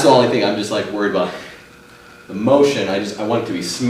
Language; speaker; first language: English; native; English